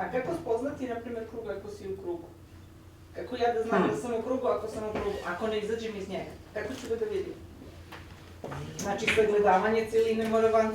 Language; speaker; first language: Bosnian; native; Bosnian